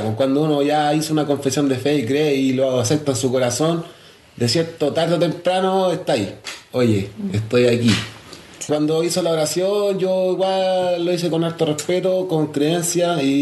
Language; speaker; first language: Spanish; native; Spanish